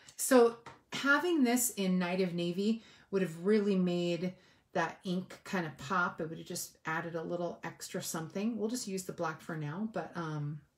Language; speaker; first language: English; native; English